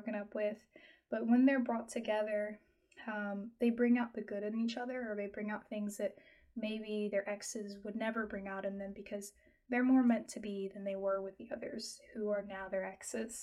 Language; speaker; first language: English; native; English